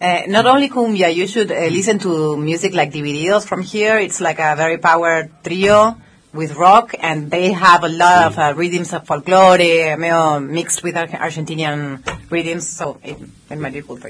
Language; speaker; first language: English; non-native, fluent; Spanish